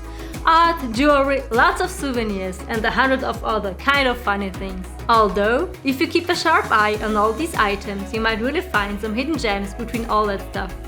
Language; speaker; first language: English; non-native, fluent; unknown